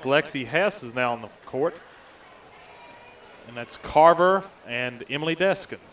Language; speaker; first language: English; native; English